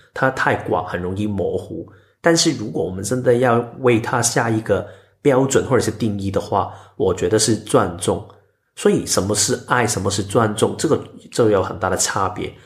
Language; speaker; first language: Chinese; non-native, local second language; Cantonese